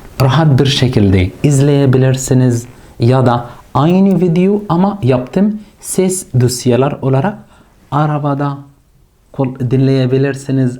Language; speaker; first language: Turkish; non-native, fluent; Arabic